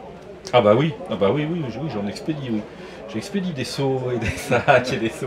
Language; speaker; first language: French; native; French